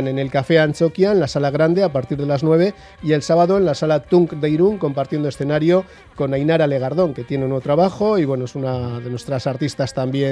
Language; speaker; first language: Spanish; native; Spanish